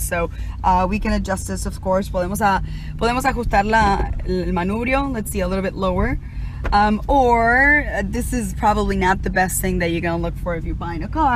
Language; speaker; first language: English; early bilingual, other home language; Spanish